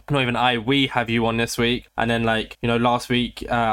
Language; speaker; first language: English; native; English